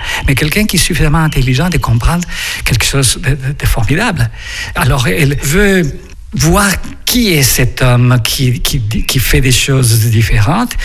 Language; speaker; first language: French; non-native, fluent; Spanish